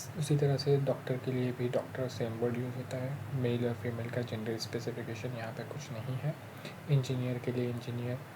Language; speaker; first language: Hindi; non-native, local second language; Marathi